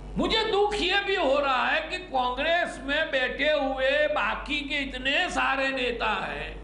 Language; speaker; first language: Hindi; non-native, local second language; Gujarati